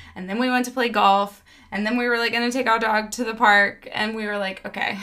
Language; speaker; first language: English; native; English